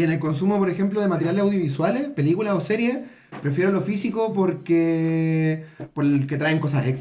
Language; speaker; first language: Spanish; native; Spanish